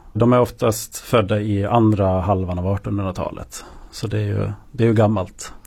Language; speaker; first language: Swedish; native; Swedish